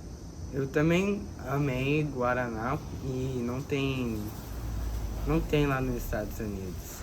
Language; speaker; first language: Portuguese; early bilingual, other home language; English